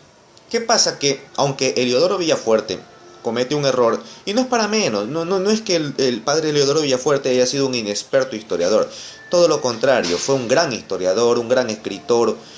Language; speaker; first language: Spanish; native; Spanish